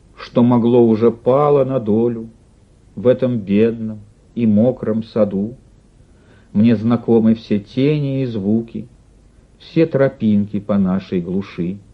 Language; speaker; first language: Tatar; non-native, local second language; Russian